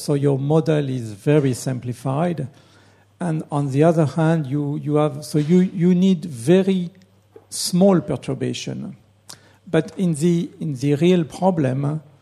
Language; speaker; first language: English; non-native, fluent; French